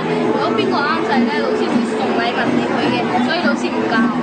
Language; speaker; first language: Cantonese; non-native, learner; Urdu